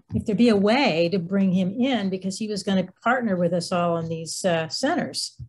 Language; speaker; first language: English; native; English